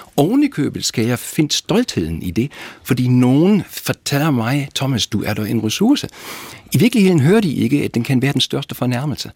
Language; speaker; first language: Danish; non-native, fluent; German